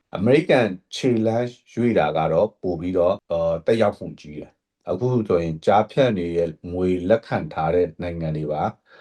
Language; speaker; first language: Burmese; native; Burmese